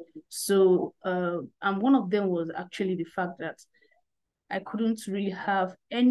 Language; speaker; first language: English; non-native, local second language; Igbo